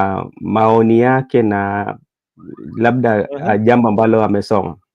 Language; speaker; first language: Swahili; non-native, local second language; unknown